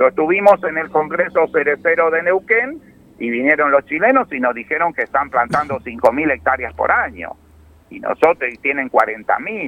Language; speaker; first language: Spanish; native; Spanish